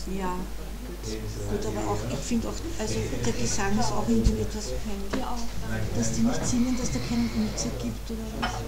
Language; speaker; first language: German; native; German